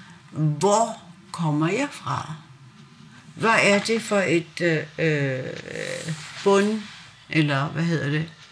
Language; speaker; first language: Danish; non-native, local second language; Kalaallisut